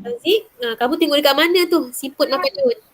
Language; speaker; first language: Malay; native; Malay